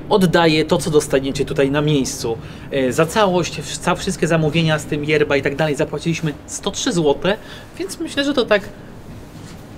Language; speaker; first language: Polish; native; Polish